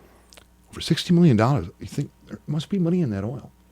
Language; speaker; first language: English; native; English